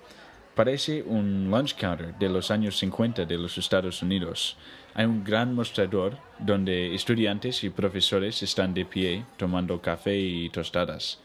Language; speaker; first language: Spanish; non-native, learner; English